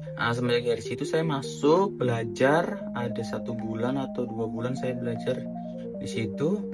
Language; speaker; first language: Indonesian; non-native, local second language; Javanese